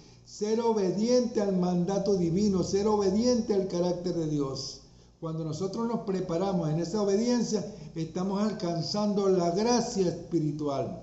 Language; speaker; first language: Spanish; native; Spanish